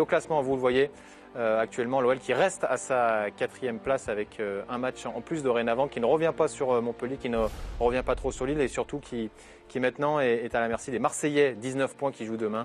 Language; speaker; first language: French; native; French